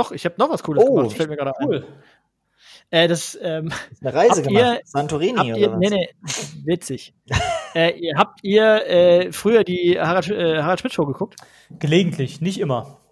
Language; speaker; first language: German; native; German